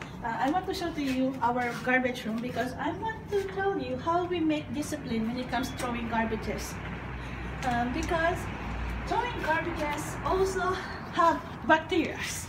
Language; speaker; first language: English; non-native, local second language; Filipino